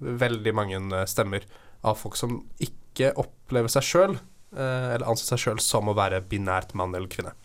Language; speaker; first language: Norwegian; native; Norwegian